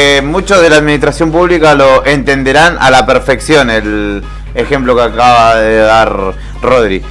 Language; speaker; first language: Spanish; native; Spanish